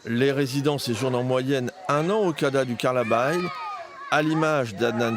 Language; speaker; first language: French; native; French